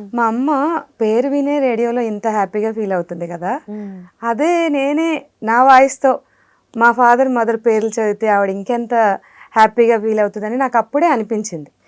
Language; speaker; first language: Telugu; native; Telugu